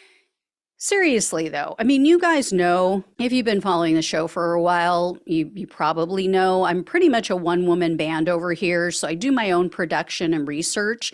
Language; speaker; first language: English; native; English